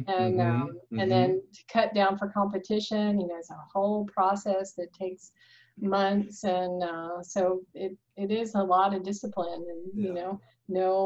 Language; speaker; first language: English; native; English